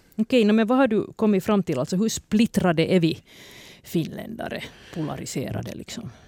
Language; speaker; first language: Swedish; native; Swedish